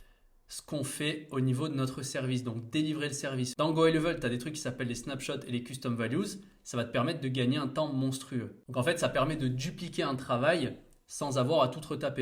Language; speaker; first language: French; native; French